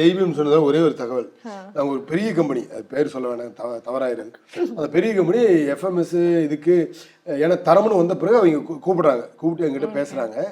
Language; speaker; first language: Tamil; native; Tamil